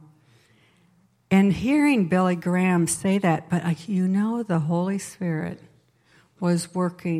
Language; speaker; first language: English; native; English